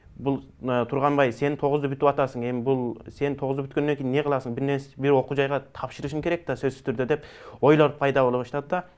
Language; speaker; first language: Kyrgyz; early bilingual, heritage; Kyrgyz